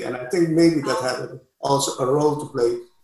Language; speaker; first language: English; non-native, fluent; Papiamento